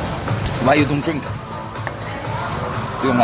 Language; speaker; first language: English; non-native, learner; Korean